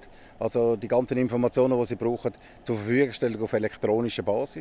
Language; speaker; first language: German; native; German